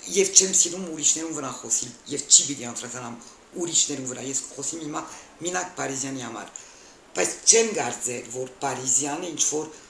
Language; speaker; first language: Armenian; early bilingual, heritage; Armenian